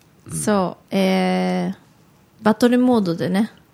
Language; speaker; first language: Japanese; early bilingual, heritage; Japanese